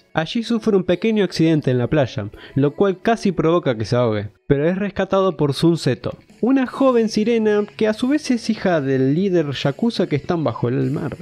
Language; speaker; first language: Spanish; native; Spanish